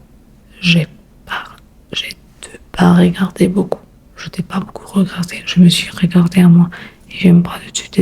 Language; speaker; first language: French; non-native, learner; Spanish